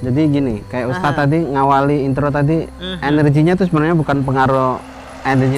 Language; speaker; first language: Indonesian; native; Indonesian